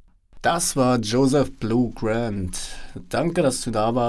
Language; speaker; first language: German; native; German